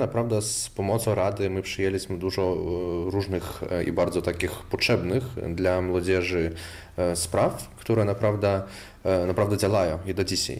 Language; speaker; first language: Polish; non-native, local second language; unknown